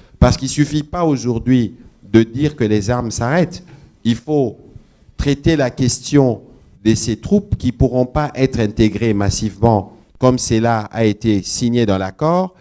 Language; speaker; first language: French; non-native, local second language; Lingala